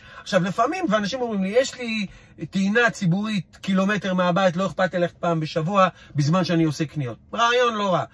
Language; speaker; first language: Hebrew; native; Hebrew